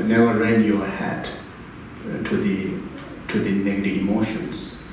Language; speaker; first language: English; non-native, fluent; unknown